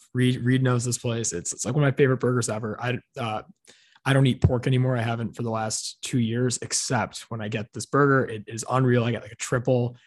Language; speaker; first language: English; native; English